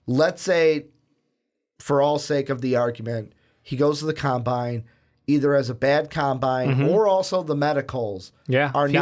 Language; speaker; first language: English; native; English